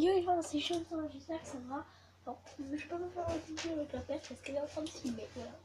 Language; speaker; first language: French; native; French